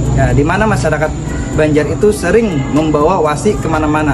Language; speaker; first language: Indonesian; non-native, local second language; Banjar